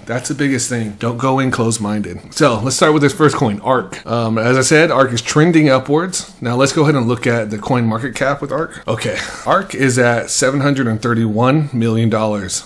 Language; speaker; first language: English; native; English